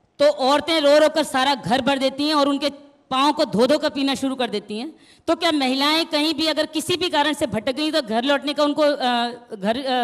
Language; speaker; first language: Hindi; native; Hindi